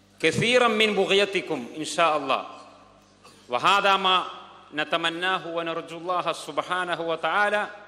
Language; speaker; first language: Arabic; non-native, fluent; Malayalam